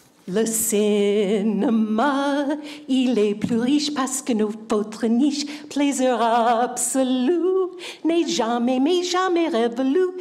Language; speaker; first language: French; non-native, fluent; English